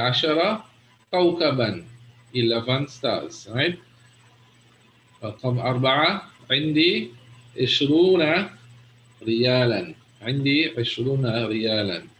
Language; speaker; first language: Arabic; non-native, fluent; English